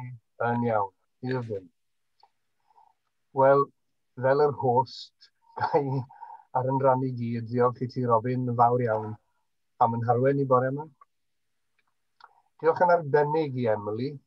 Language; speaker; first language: Welsh; native; Welsh